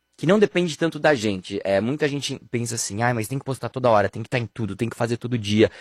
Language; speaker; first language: Portuguese; native; Portuguese